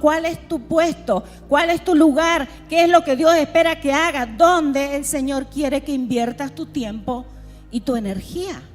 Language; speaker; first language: Spanish; native; Spanish